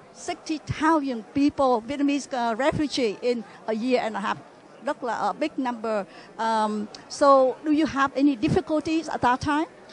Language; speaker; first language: English; non-native, fluent; Vietnamese